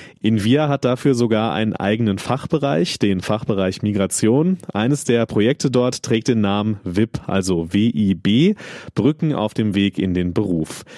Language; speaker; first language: German; native; German